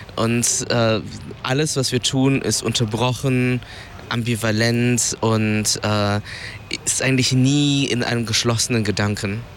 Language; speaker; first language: German; early bilingual, other home language; Vietnamese